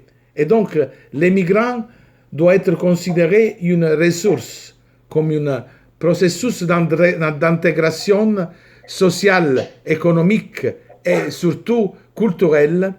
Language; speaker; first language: French; non-native, fluent; Italian